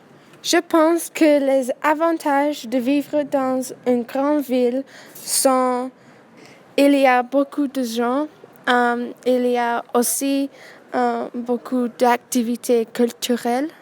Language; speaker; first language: French; non-native, learner; English